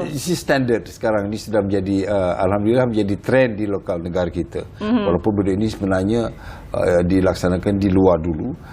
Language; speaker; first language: Malay; native; Malay